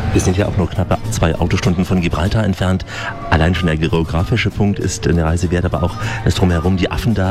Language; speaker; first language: German; native; German